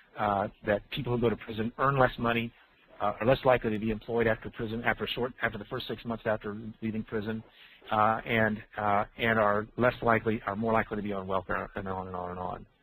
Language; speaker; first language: English; native; English